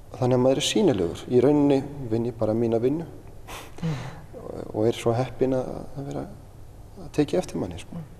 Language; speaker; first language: Icelandic; native; Icelandic